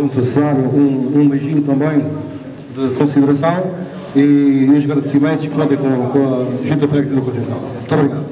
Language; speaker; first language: Portuguese; native; Portuguese